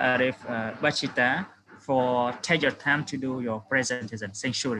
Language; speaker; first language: English; non-native, fluent; Khmer